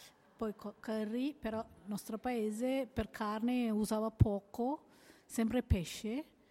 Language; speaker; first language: Italian; non-native, learner; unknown